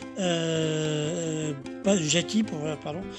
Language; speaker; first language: French; native; French